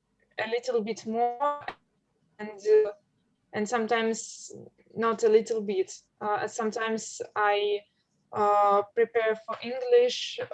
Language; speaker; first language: English; non-native, learner; Russian